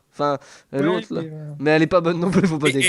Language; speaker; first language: French; native; French